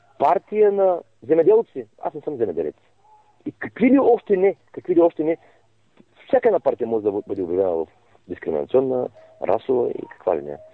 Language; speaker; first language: Bulgarian; non-native, local second language; Turkish